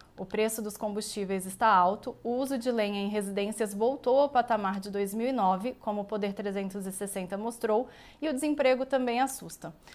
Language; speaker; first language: Portuguese; native; Portuguese